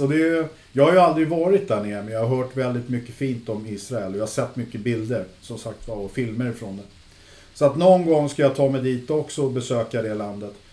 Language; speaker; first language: Swedish; native; Swedish